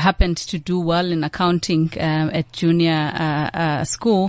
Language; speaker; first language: English; non-native, local second language; Xhosa